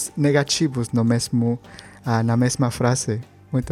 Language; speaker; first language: Portuguese; non-native, learner; Spanish